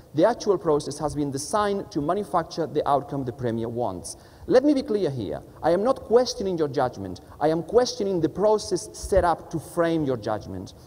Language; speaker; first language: English; non-native, fluent; Spanish